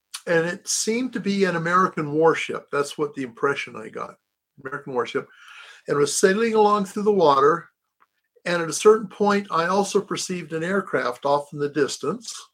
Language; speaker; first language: English; native; English